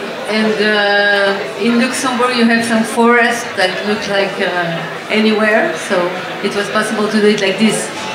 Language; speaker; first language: English; non-native, fluent; French